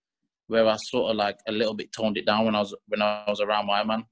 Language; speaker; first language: English; native; English